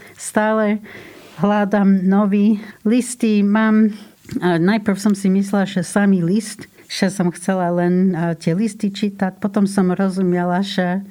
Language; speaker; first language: Slovak; non-native, learner; English